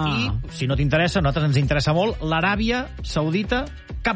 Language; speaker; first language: Catalan; native; Catalan